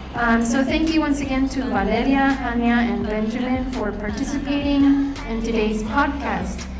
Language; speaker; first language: English; native; English